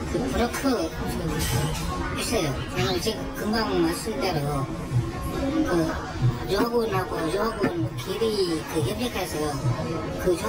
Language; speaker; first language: Korean; non-native, learner; Vietnamese